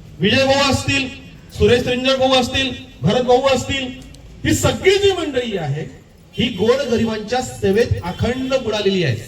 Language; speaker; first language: Marathi; native; Marathi